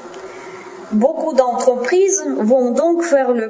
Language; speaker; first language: French; non-native, fluent; Russian